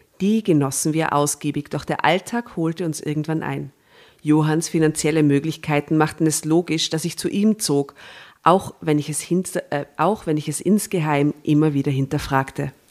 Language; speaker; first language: German; native; German